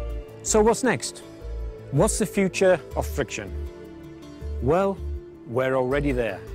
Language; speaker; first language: English; native; English